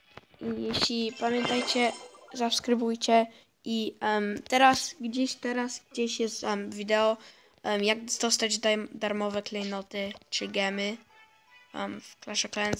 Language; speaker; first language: Polish; early bilingual, heritage; Polish